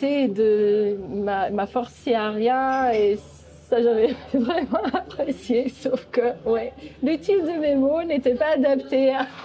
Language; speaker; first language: French; non-native, local second language; Dutch